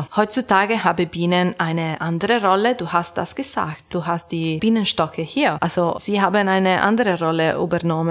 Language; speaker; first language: German; non-native, learner; Italian